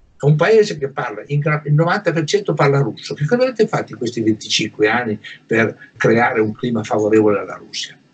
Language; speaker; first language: Italian; native; Italian